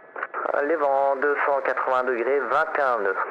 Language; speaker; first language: French; native; French